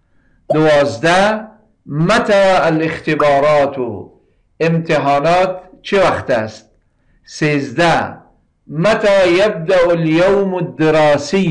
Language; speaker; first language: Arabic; non-native, fluent; Persian